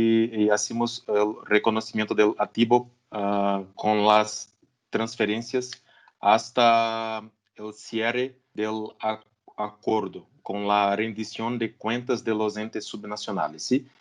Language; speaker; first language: Spanish; non-native, fluent; Portuguese